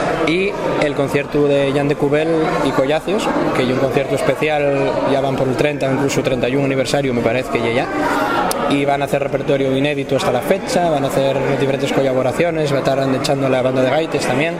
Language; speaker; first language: Spanish; native; Spanish